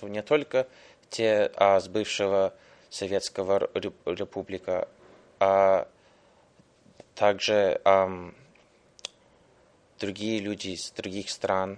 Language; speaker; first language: Russian; early bilingual, heritage; English